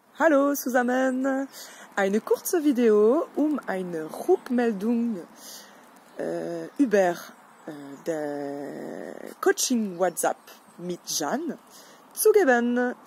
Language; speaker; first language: German; non-native, learner; French